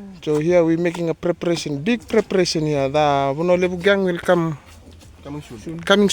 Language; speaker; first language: English; non-native, local second language; Fijian